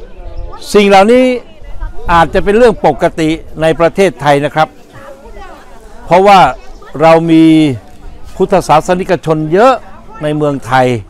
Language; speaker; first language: Thai; native; Thai